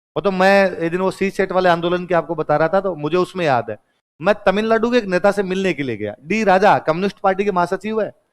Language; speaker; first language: Hindi; non-native, local second language; Marwari